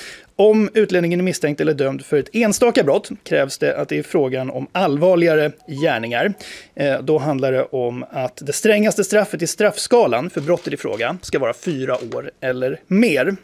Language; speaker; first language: Swedish; native; Swedish